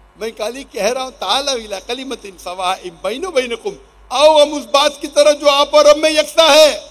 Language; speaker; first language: Urdu; non-native, local second language; Konkani